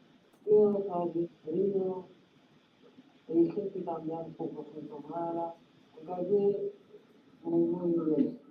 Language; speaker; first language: Spanish; non-native, learner; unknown